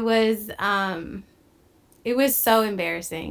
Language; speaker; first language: English; native; English